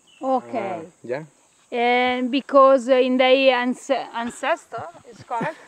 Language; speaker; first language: English; non-native, learner; Italian